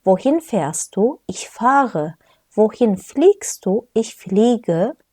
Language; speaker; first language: German; non-native, fluent; Turkish